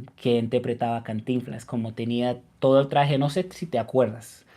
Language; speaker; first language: Spanish; non-native, fluent; English